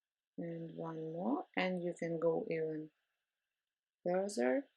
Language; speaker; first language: English; non-native, fluent; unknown